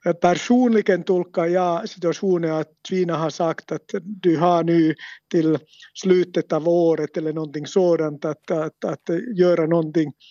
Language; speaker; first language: Swedish; non-native, local second language; Finnish